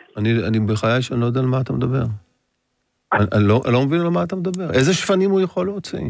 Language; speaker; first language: Hebrew; native; Hebrew